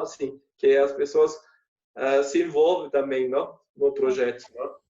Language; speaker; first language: Portuguese; non-native, fluent; German